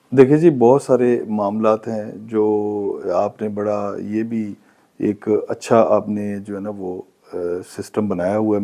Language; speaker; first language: Urdu; non-native, local second language; Punjabi